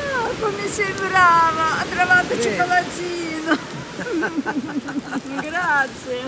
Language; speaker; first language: Italian; non-native, learner; Russian